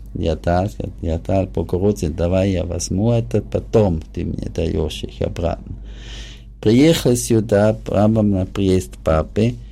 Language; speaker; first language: Russian; non-native, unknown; German